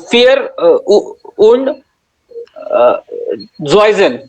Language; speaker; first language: German; non-native, learner; Marathi